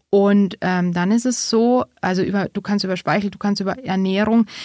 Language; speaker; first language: German; native; German